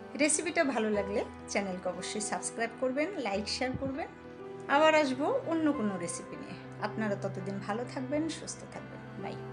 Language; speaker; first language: Bangla; native; Bangla